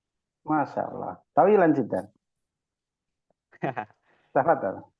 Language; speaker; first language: Arabic; non-native, learner; Indonesian